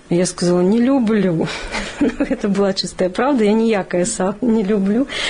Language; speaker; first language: Belarusian; non-native, local second language; Russian